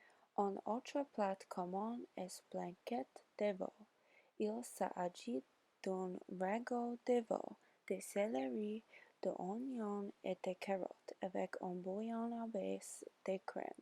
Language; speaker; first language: French; non-native, learner; English